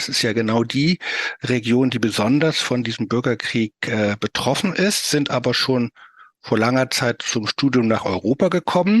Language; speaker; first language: German; native; German